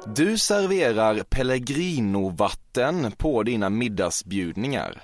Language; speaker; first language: Swedish; native; Swedish